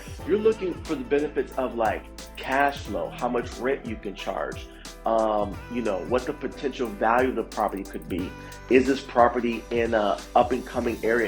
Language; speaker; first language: English; native; English